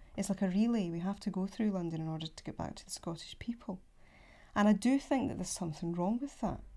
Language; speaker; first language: English; native; English